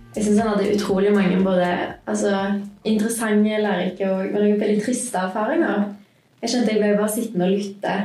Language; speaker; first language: Norwegian; native; Norwegian